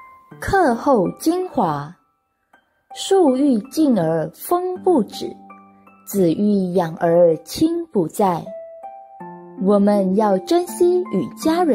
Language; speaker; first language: Chinese; native; Chinese